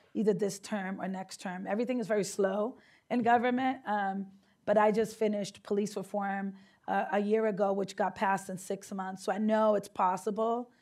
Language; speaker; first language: English; native; English